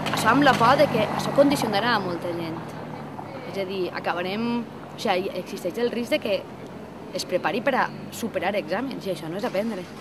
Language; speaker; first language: Catalan; non-native, local second language; Spanish